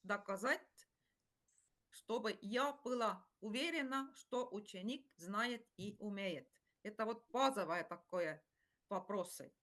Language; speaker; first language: Russian; non-native, fluent; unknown